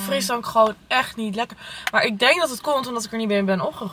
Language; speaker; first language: Dutch; native; Dutch